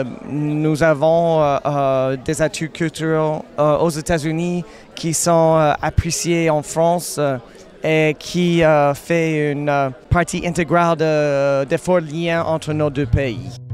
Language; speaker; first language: French; non-native, fluent; English